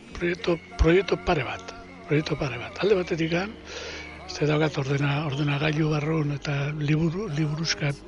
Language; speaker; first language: Basque; native; Basque